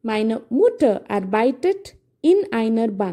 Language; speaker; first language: German; non-native, fluent; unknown